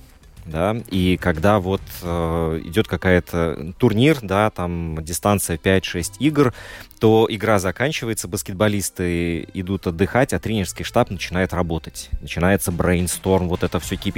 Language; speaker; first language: Russian; native; Russian